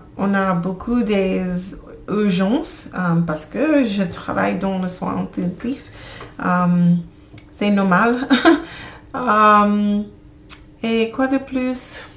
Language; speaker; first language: French; non-native, learner; English